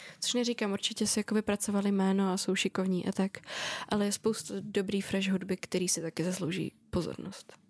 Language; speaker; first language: Czech; early bilingual, other home language; Russian